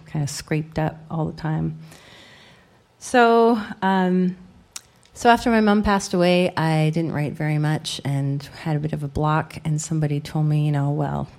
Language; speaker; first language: English; native; English